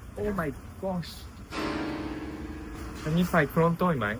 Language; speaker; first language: Thai; non-native, learner; Japanese